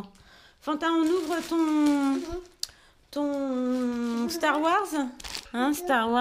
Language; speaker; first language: French; native; French